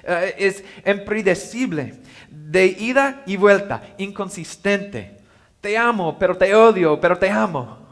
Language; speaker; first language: Spanish; non-native, learner; English